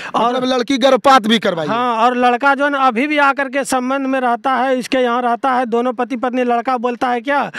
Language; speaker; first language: Hindi; native; Hindi